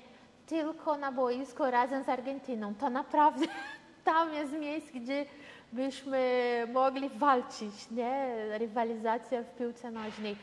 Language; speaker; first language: Polish; early bilingual, heritage; Portuguese